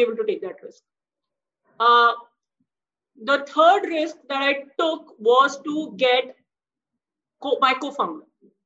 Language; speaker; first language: English; non-native, local second language; Hindi